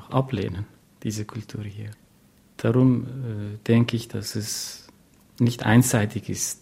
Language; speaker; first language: German; non-native, fluent; Kurdish